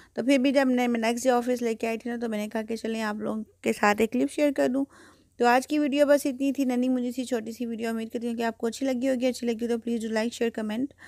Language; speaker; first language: Urdu; native; Urdu